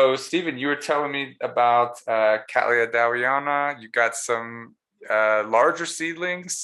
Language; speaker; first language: English; native; English